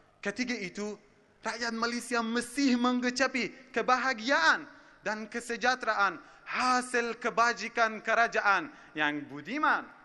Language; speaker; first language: Malay; non-native, fluent; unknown